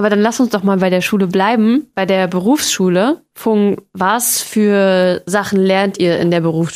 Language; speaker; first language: German; native; German